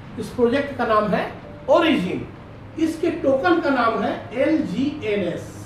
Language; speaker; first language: Hindi; native; Hindi